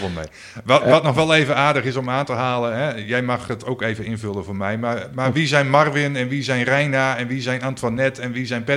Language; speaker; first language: Dutch; native; Dutch